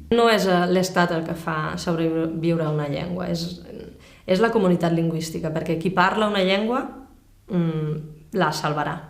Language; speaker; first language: Catalan; non-native, fluent; German